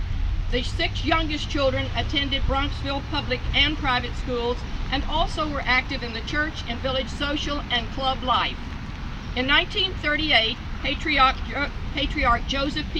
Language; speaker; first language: English; native; English